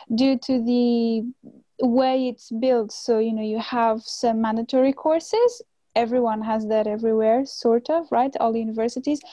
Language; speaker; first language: English; non-native, fluent; Portuguese